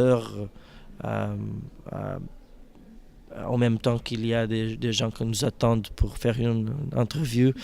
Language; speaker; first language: French; non-native, fluent; Portuguese